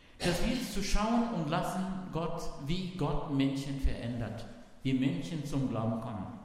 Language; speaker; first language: German; non-native, fluent; Arabic